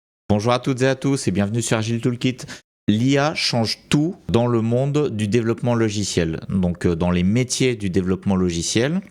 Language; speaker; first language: French; native; French